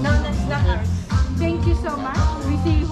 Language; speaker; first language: English; non-native, local second language; Cebuano